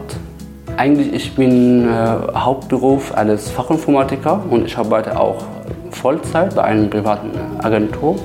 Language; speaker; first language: German; non-native, fluent; Arabic